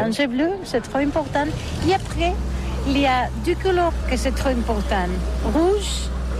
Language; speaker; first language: French; non-native, learner; Catalan